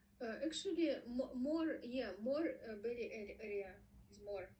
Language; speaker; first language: English; non-native, learner; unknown